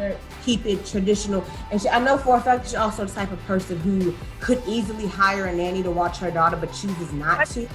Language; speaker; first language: English; native; English